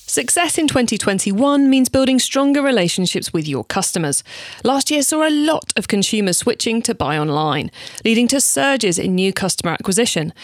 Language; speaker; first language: English; native; English